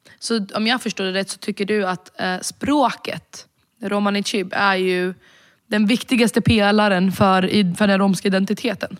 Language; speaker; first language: Swedish; early bilingual, other home language; Romany